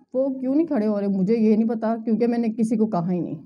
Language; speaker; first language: Urdu; native; Urdu